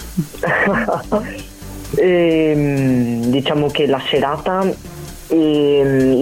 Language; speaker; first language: Italian; native; Italian